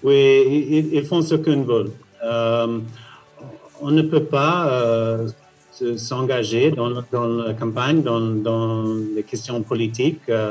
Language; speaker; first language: French; non-native, fluent; English